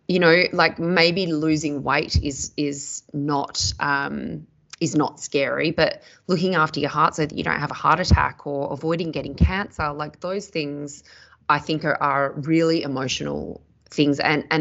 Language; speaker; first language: English; native; English